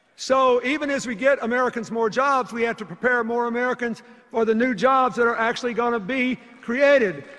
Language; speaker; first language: English; native; English